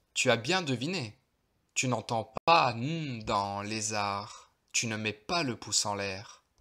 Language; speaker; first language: French; non-native, local second language; Arabic